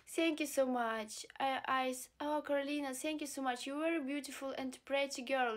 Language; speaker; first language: English; non-native, learner; Russian